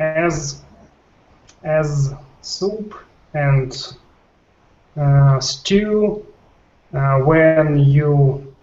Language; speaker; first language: English; non-native, learner; Russian